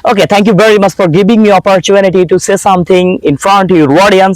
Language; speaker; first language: English; non-native, local second language; Bangla